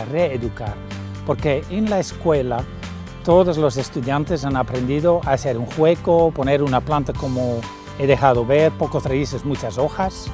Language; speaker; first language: Spanish; non-native, fluent; Dutch